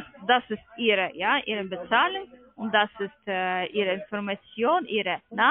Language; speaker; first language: German; non-native, learner; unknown